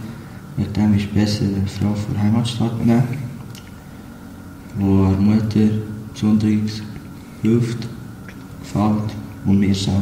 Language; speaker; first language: German; early bilingual, other home language; Albanian